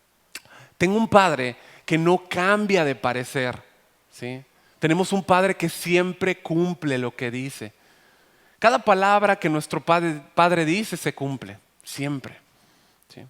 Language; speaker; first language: Spanish; native; Spanish